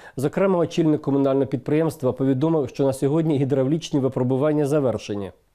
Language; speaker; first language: Ukrainian; native; Ukrainian